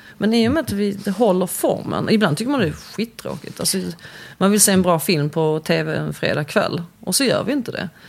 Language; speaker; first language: Swedish; early bilingual, other home language; Polish